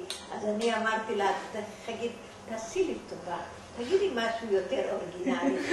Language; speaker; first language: Hebrew; non-native, fluent; German